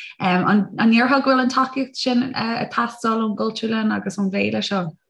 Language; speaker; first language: Irish; non-native, local second language; English